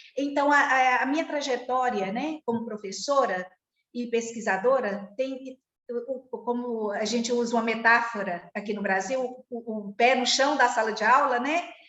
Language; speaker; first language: Portuguese; native; Portuguese